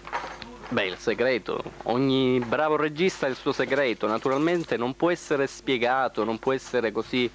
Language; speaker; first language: Italian; native; Italian